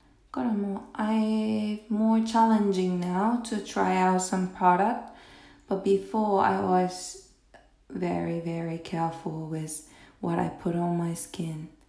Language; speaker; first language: English; non-native, fluent; Japanese